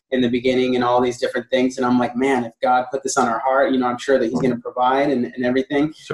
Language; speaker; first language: English; native; English